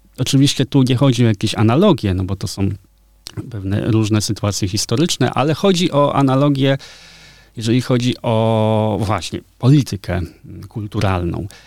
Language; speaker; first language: Polish; native; Polish